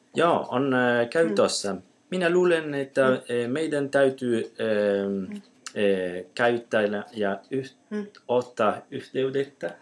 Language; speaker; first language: Finnish; non-native, learner; Italian